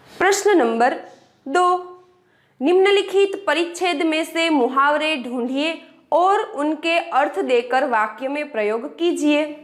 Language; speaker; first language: Hindi; non-native, local second language; Gujarati